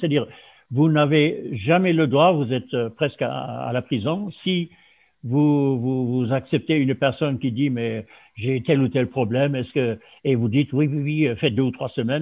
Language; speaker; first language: French; non-native, fluent; German